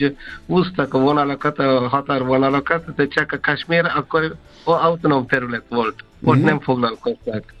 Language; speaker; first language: Hungarian; non-native, fluent; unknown